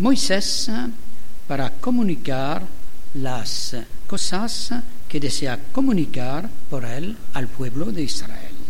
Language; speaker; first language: Spanish; non-native, learner; French